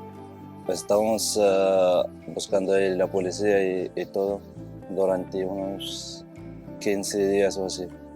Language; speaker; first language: Spanish; non-native, fluent; Arabic